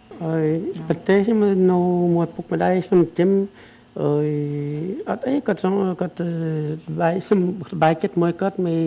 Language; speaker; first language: Khmer; early bilingual, heritage; Khmer